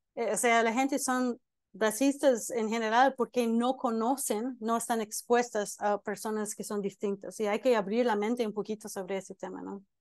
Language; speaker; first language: Spanish; non-native, fluent; English